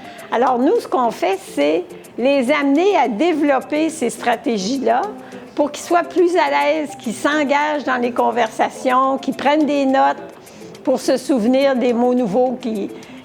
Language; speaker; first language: French; native; French